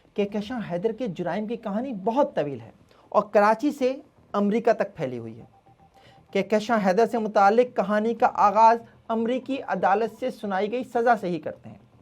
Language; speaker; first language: Urdu; native; Urdu